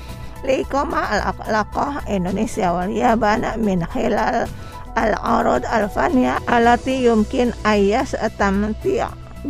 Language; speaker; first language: Arabic; non-native, fluent; Indonesian